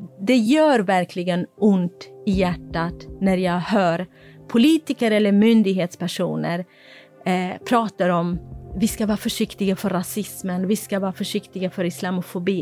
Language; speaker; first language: Swedish; non-native, fluent; Kurdish